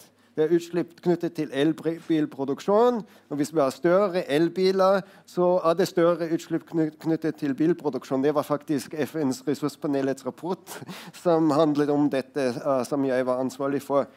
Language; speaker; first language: Norwegian; non-native, fluent; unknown